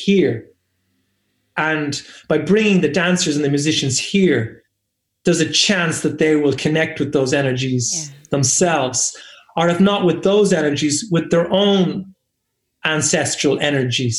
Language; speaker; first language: English; native; English